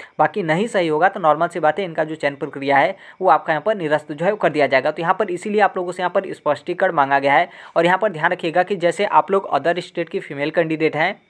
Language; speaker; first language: Hindi; native; Hindi